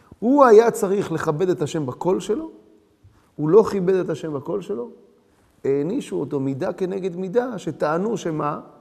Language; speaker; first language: Hebrew; early bilingual, other home language; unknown